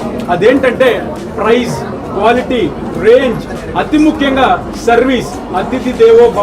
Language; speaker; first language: Telugu; native; Telugu